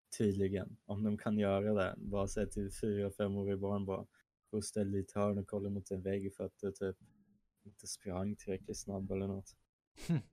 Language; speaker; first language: Swedish; early bilingual, other home language; German